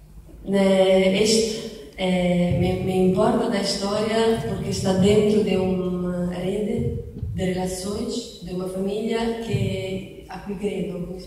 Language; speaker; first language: Portuguese; non-native, learner; Italian